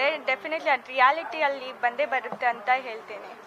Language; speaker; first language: Kannada; non-native, fluent; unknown